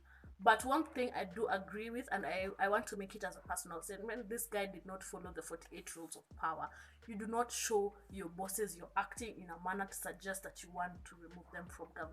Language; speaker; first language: English; non-native, local second language; Kikuyu